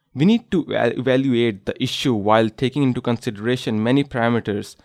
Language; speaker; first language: English; non-native, local second language; Urdu